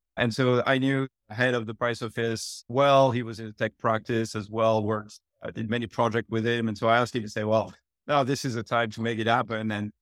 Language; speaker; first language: English; non-native, fluent; French